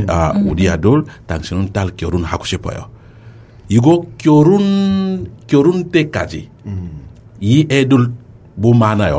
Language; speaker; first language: Korean; non-native, learner; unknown